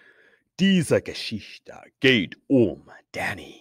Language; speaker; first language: German; non-native, fluent; English